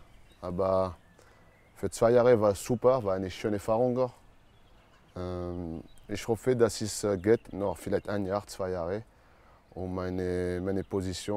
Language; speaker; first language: German; non-native, learner; French